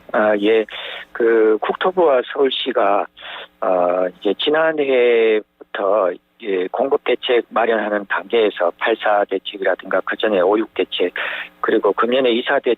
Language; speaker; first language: Korean; native; Korean